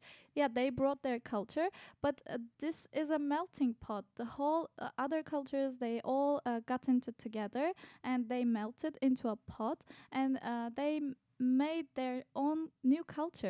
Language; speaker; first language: English; non-native, fluent; Turkish